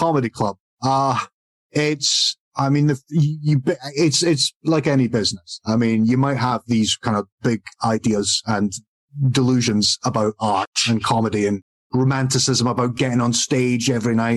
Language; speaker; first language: English; native; English